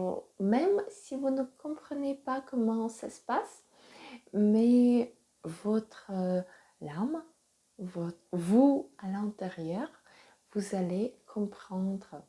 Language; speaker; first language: French; non-native, fluent; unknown